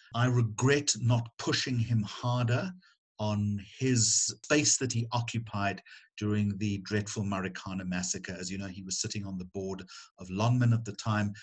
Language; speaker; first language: English; native; English